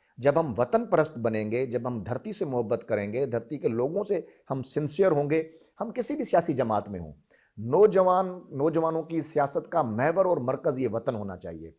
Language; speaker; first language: Urdu; non-native, local second language; Sindhi